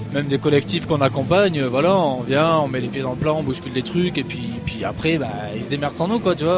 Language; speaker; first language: French; native; French